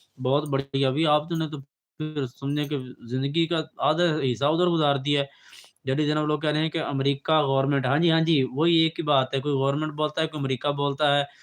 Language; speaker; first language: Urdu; non-native, local second language; Punjabi